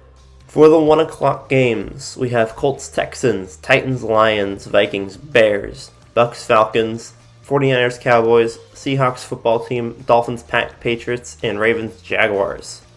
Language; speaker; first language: English; native; English